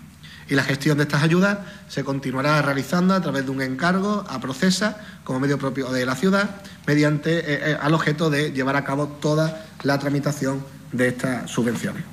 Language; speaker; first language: Spanish; native; Spanish